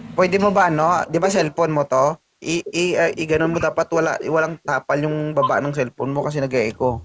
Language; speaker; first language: Filipino; native; Filipino